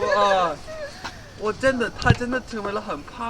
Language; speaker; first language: Chinese; non-native, fluent; Dutch